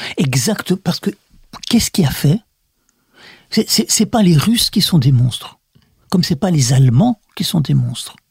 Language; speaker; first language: French; early bilingual, other home language; Russian